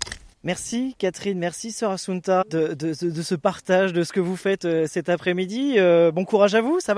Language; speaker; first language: French; native; French